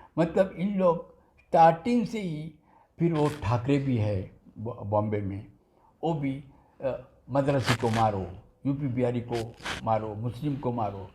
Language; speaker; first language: Hindi; non-native, local second language; Gujarati